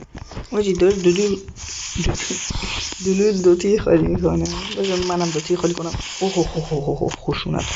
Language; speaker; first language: Persian; native; Persian